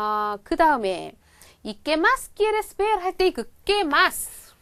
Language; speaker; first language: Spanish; non-native, fluent; Korean